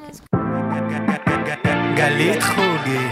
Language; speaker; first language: Hebrew; native; Hebrew